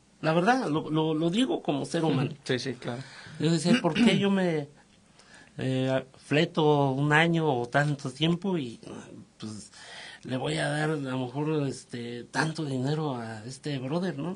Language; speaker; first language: Spanish; native; Spanish